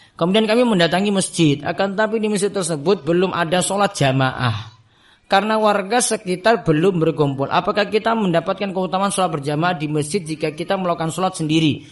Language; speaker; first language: Indonesian; native; Indonesian